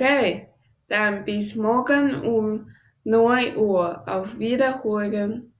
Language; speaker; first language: German; non-native, learner; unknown